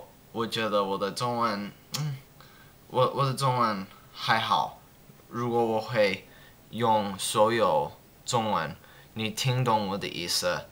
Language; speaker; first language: Chinese; non-native, learner; English